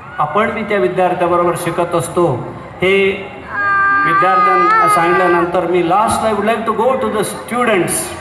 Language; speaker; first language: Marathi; non-native, local second language; Kannada